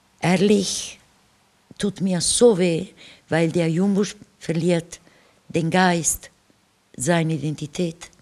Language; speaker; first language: German; non-native, fluent; Italian